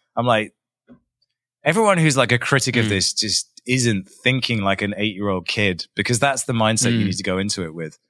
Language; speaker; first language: English; native; English